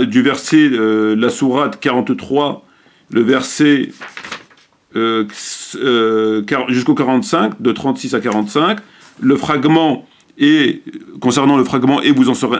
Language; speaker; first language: French; native; French